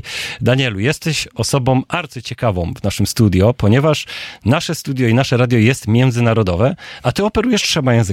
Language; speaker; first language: Polish; native; Polish